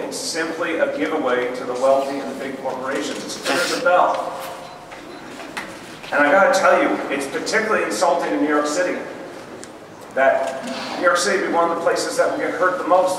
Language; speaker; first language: English; native; English